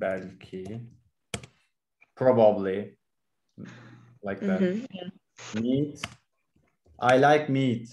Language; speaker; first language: English; non-native, learner; Turkish